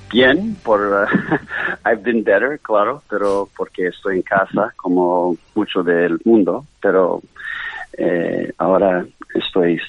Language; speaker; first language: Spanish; non-native, learner; English